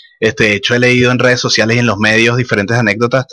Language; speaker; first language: Spanish; native; Spanish